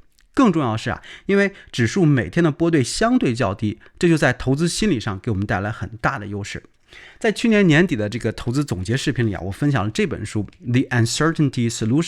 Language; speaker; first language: Chinese; native; Chinese